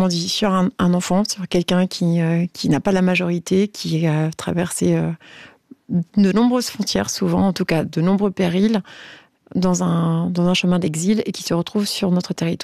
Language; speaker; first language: French; native; French